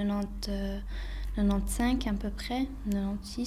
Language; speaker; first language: French; early bilingual, other home language; Bosnian